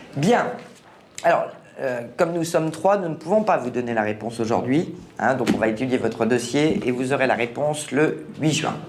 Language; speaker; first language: French; native; French